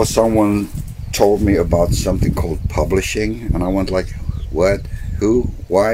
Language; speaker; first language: English; non-native, fluent; Swedish